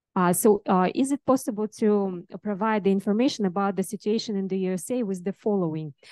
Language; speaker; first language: English; non-native, fluent; Russian